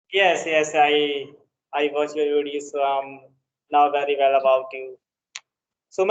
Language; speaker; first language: English; non-native, learner; Hindi